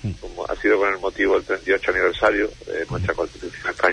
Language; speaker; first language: Spanish; native; Spanish